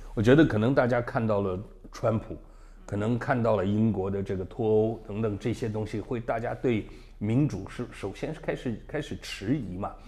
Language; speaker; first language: Chinese; native; Chinese